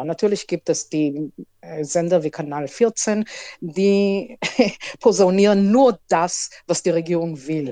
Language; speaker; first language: German; non-native, fluent; Hebrew